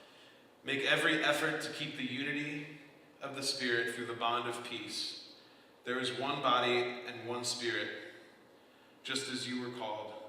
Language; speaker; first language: English; native; English